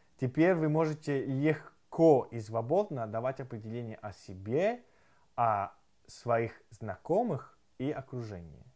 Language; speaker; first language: Russian; non-native, fluent; Italian